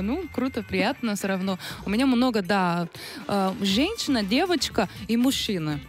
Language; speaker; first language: Russian; non-native, learner; Portuguese